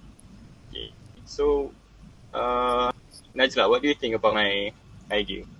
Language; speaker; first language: English; non-native, local second language; Malay